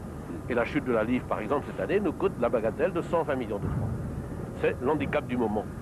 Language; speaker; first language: French; native; French